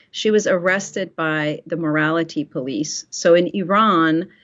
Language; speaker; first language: English; early bilingual, other home language; Persian